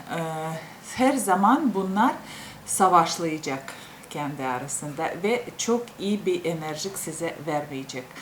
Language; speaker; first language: Turkish; non-native, fluent; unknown